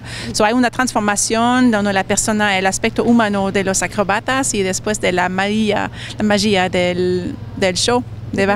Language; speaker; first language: Spanish; non-native, learner; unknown